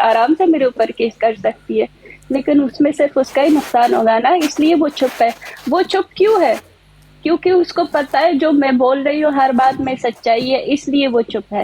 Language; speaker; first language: Hindi; native; Hindi